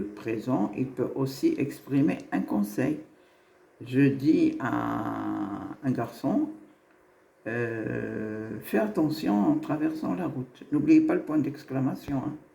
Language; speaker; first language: French; non-native, local second language; Arabic